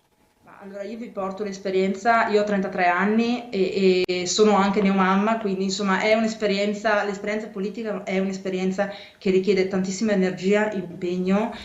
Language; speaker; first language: Italian; native; Italian